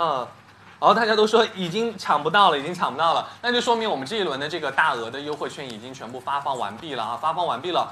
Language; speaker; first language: Chinese; native; Chinese